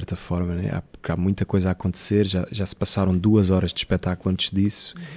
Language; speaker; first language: Portuguese; native; Portuguese